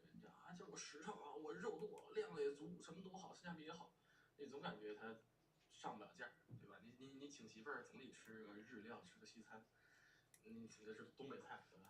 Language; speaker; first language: Chinese; native; Chinese